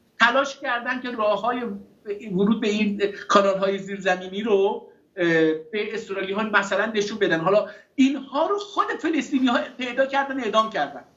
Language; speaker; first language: Persian; non-native, local second language; Azerbaijani